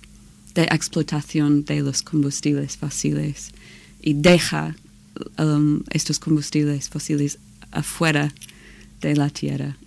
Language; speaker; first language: Spanish; non-native, learner; English